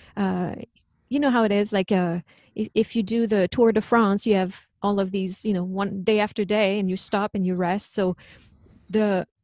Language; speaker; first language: English; non-native, fluent; French